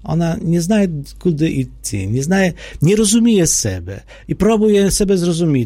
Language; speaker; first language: Polish; non-native, fluent; Ukrainian